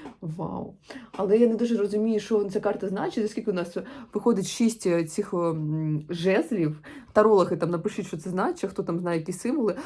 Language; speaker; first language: Ukrainian; non-native, local second language; Russian